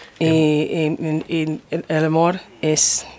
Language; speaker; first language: Spanish; non-native, learner; English